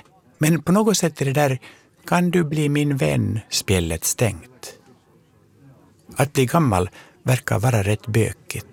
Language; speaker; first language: Swedish; native; Swedish